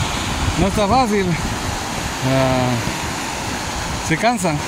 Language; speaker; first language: Spanish; native; Spanish